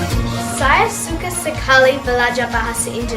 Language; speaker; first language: Indonesian; non-native, learner; English